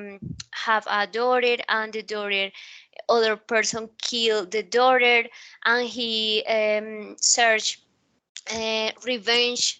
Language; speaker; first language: English; non-native, learner; Spanish